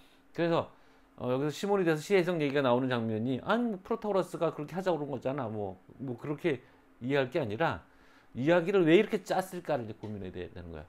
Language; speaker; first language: Korean; native; Korean